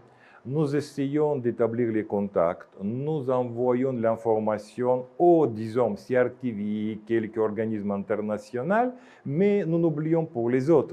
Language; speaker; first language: French; non-native, fluent; Russian